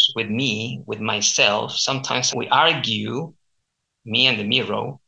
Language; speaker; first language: English; non-native, fluent; Spanish